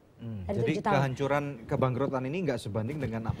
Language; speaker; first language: Indonesian; native; Indonesian